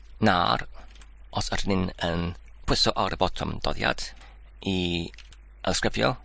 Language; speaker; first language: Welsh; non-native, learner; English